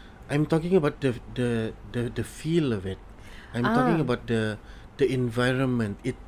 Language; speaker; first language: English; non-native, local second language; Malay